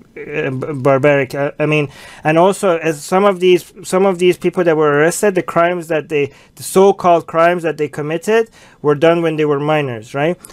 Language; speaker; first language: English; native; English